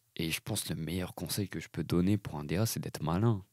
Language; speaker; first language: French; native; French